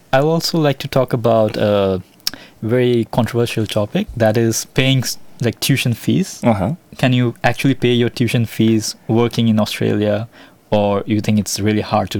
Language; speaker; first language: English; non-native, local second language; Bangla